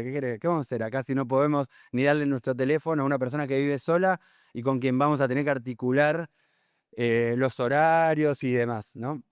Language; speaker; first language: Spanish; native; Spanish